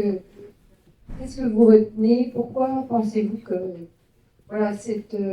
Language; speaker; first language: French; native; French